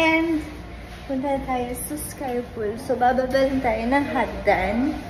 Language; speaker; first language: Filipino; native; Filipino